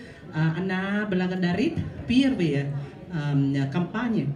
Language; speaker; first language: Russian; non-native, learner; Vietnamese